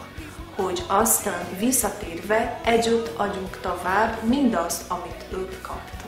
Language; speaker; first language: Hungarian; non-native, local second language; Portuguese